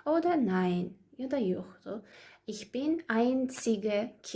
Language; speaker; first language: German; non-native, learner; Azerbaijani